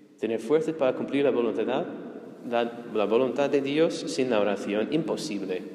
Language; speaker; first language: Spanish; non-native, fluent; English